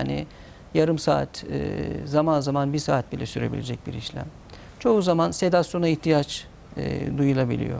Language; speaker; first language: Turkish; native; Turkish